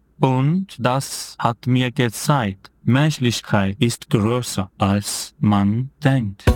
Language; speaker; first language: German; non-native, fluent; Turkish